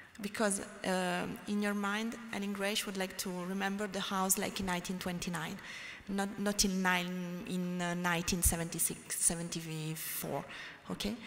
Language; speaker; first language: English; non-native, learner; French